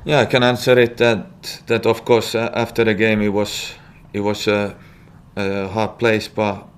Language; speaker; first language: English; non-native, fluent; Finnish